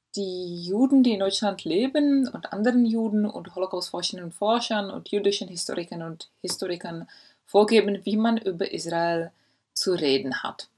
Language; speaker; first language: German; non-native, fluent; Czech